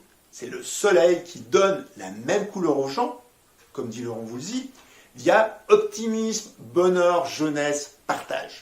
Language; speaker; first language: French; native; French